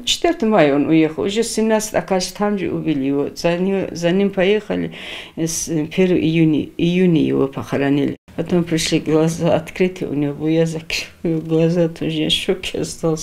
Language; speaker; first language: Russian; non-native, local second language; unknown